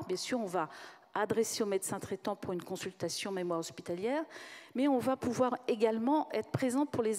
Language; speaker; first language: French; native; French